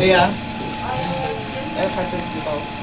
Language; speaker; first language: German; non-native, fluent; Bulgarian